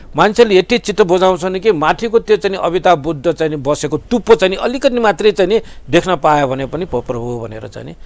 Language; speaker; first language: Nepali; non-native, local second language; Newari